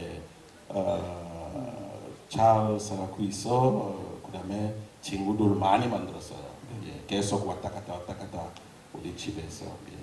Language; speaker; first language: Korean; non-native, learner; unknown